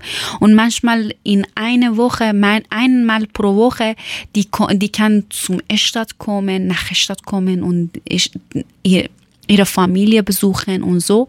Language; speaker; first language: German; non-native, learner; Persian